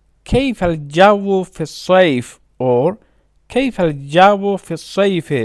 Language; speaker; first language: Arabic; non-native, fluent; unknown